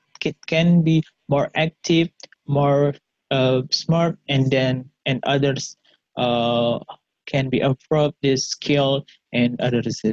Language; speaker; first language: English; non-native, learner; Indonesian